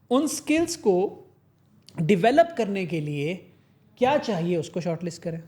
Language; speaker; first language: Urdu; native; Urdu